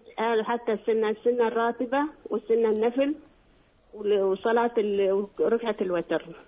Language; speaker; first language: Arabic; native; Arabic